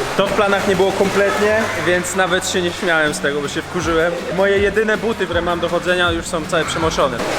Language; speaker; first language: Polish; early bilingual, heritage; Polish